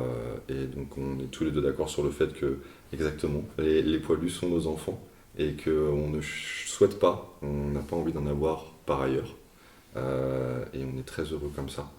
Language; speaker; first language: French; native; French